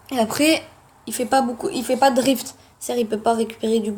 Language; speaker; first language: French; native; French